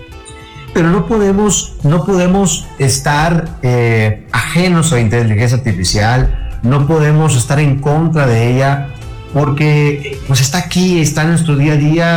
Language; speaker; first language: Spanish; native; Spanish